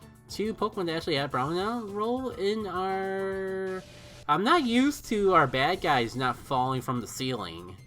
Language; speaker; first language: English; native; English